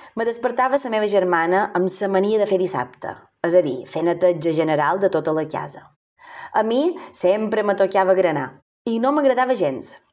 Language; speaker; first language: Catalan; native; Catalan